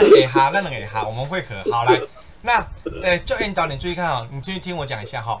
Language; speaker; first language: Chinese; native; Chinese